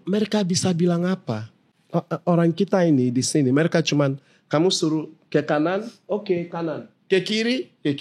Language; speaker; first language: Indonesian; non-native, fluent; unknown